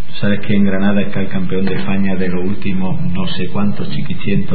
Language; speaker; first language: Spanish; native; Spanish